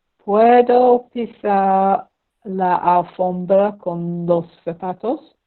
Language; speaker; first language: Spanish; non-native, learner; English